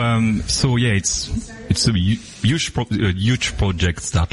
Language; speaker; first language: English; non-native, fluent; French